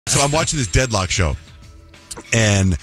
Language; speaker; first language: English; native; English